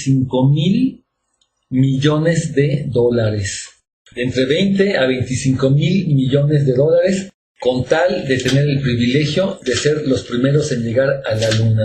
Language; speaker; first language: Spanish; native; Spanish